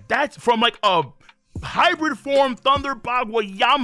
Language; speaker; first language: English; native; English